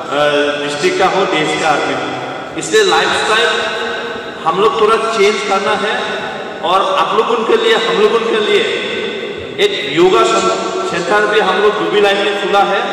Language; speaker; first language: Hindi; non-native, local second language; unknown